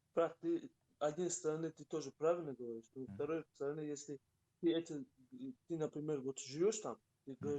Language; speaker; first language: Russian; non-native, local second language; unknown